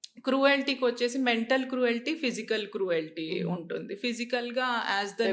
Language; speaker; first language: Telugu; native; Telugu